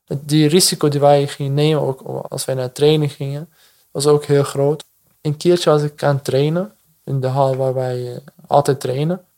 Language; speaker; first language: Dutch; non-native, fluent; Arabic